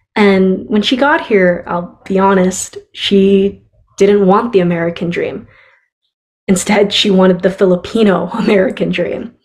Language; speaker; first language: English; native; English